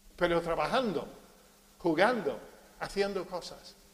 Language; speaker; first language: Spanish; non-native, fluent; English